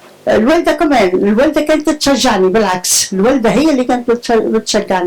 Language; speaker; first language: Arabic; native; Arabic